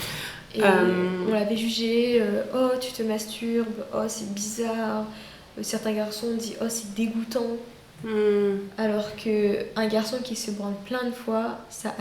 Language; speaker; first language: French; native; French